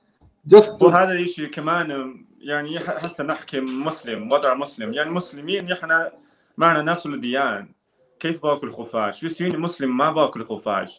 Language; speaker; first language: Arabic; non-native, learner; Chinese